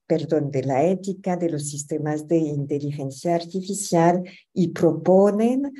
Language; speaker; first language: Spanish; non-native, fluent; French